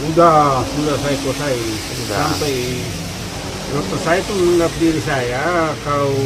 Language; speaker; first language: Indonesian; non-native, local second language; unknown